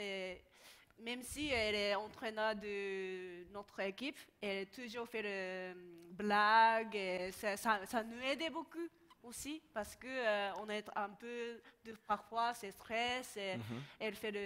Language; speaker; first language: French; non-native, learner; Japanese